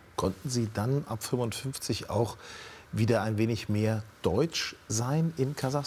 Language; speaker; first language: German; native; German